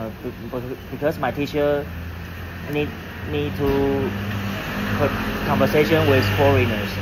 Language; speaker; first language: English; non-native, learner; Chinese